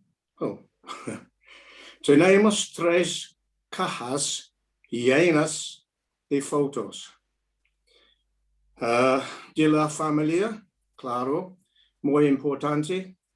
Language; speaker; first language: Spanish; non-native, learner; English